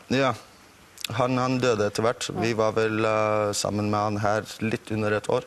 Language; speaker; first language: Norwegian; non-native, fluent; English